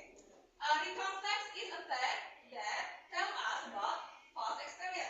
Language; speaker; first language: English; non-native, learner; Indonesian